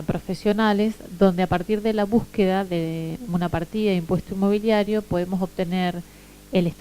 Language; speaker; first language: Spanish; native; Spanish